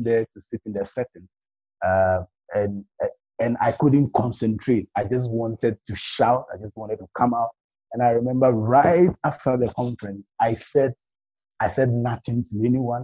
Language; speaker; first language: English; non-native, local second language; Akan